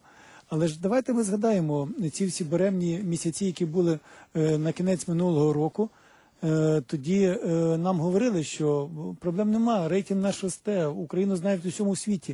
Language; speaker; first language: Ukrainian; native; Ukrainian